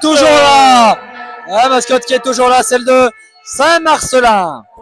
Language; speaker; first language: French; native; French